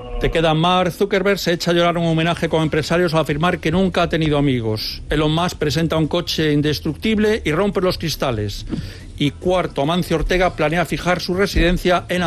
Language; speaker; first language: Spanish; native; Spanish